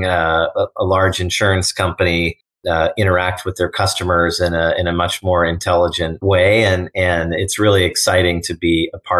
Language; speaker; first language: English; native; English